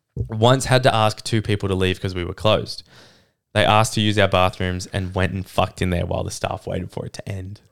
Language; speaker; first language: English; native; English